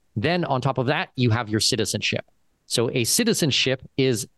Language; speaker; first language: English; native; English